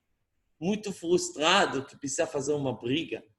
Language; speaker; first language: Portuguese; non-native, fluent; Hebrew